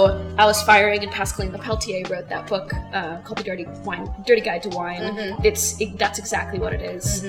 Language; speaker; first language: English; native; English